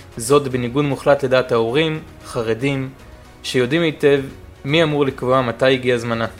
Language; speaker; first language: Hebrew; native; Hebrew